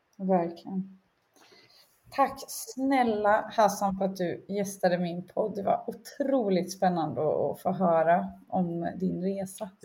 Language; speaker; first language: Swedish; early bilingual, other home language; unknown